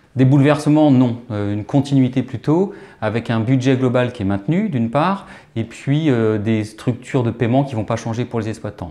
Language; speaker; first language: French; native; French